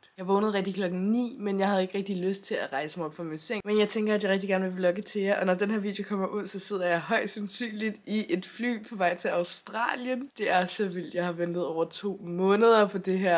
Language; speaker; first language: Danish; native; Danish